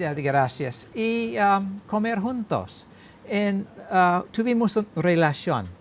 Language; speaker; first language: Spanish; non-native, learner; English